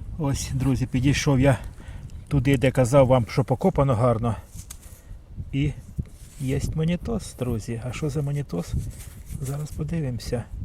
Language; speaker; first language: Ukrainian; non-native, local second language; Russian